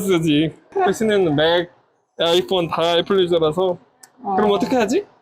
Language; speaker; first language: Korean; native; Korean